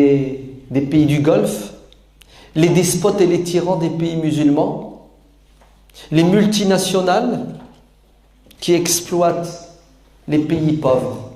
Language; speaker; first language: French; native; French